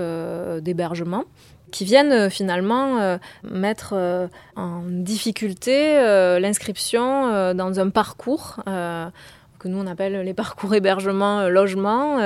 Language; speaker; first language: French; native; French